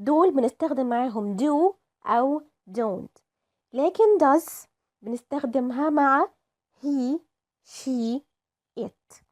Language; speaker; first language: Arabic; native; Arabic